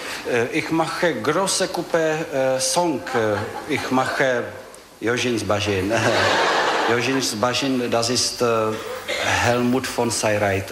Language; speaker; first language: German; non-native, learner; Czech